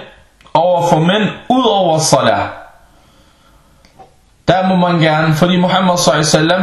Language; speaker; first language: Danish; early bilingual, other home language; Arabic